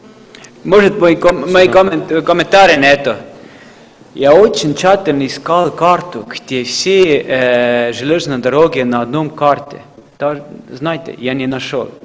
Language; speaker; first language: Russian; non-native, fluent; Estonian